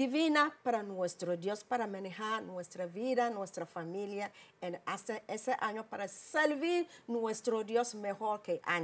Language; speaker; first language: Spanish; non-native, learner; English